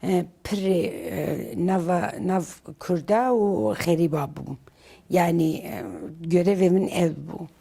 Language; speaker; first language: Kurdish; non-native, local second language; Turkish